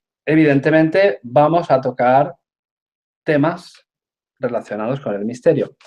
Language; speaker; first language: Spanish; native; Spanish